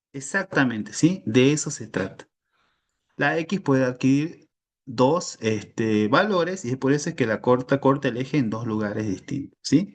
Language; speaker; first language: Spanish; native; Spanish